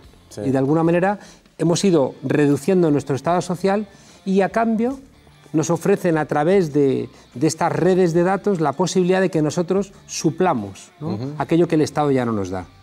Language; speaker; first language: Spanish; native; Spanish